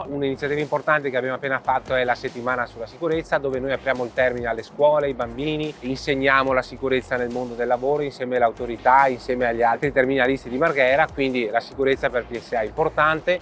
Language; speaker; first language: Italian; native; Italian